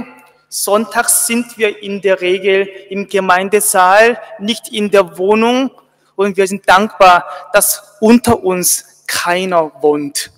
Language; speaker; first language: German; non-native, fluent; Korean